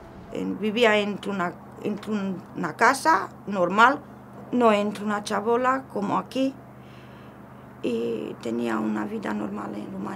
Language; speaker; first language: Spanish; non-native, learner; Romanian